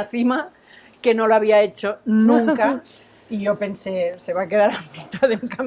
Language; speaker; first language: Spanish; non-native, local second language; Catalan